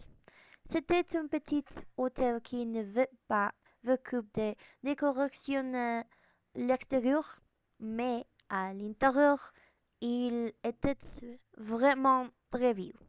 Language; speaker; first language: French; non-native, learner; Spanish